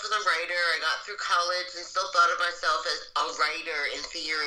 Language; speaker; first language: English; native; English